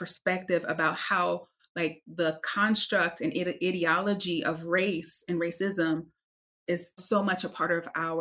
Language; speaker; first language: English; native; English